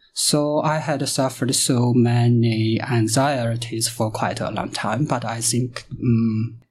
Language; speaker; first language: English; non-native, fluent; Chinese